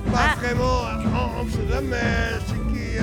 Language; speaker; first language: French; non-native, learner; Dutch